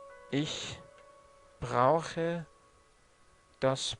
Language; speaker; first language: German; non-native, fluent; Persian